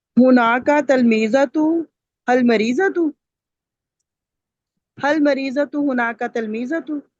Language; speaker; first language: Arabic; non-native, learner; Urdu